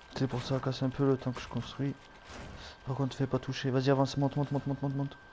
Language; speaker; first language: French; native; French